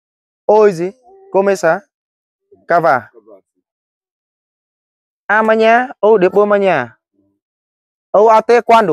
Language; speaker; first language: Portuguese; non-native, learner; Vietnamese